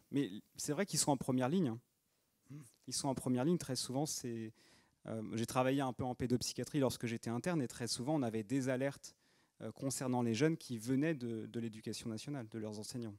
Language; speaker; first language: French; native; French